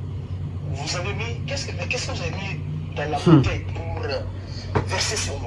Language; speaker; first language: French; native; French